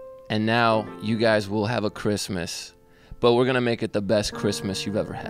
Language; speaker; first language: English; native; English